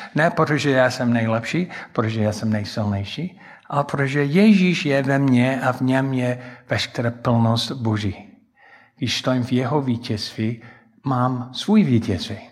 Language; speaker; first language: Czech; non-native, fluent; English